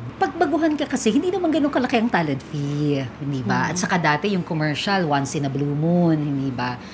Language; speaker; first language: Filipino; native; Filipino